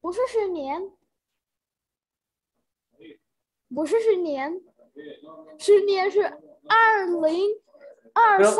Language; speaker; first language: Chinese; non-native, learner; Spanish